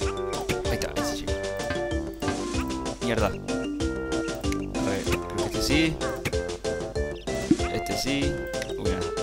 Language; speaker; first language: Spanish; native; Spanish